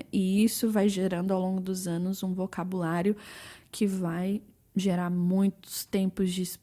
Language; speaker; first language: Portuguese; early bilingual, other home language; English